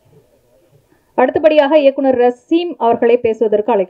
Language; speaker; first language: Tamil; native; Tamil